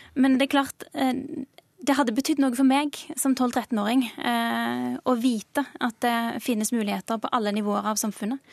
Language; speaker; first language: Norwegian; early bilingual, other home language; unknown